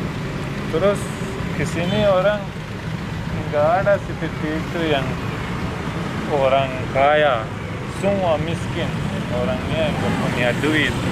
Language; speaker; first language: Indonesian; non-native, learner; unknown